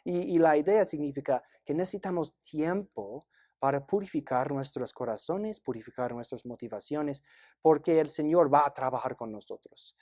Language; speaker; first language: Spanish; non-native, fluent; English